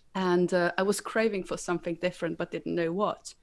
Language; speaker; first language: English; non-native, fluent; Slovenian